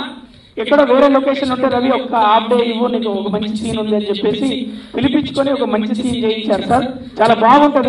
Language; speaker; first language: Telugu; native; Telugu